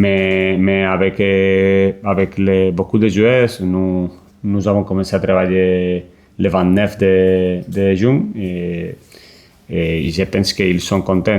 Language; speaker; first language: French; non-native, learner; Spanish